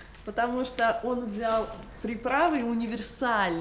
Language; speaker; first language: Russian; native; Russian